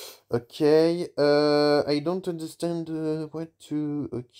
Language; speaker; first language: English; non-native, learner; French